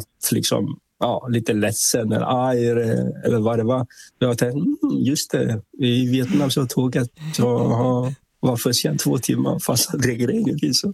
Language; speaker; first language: Swedish; non-native, fluent; Vietnamese